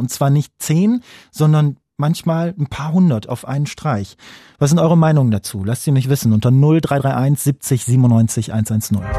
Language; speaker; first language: German; native; German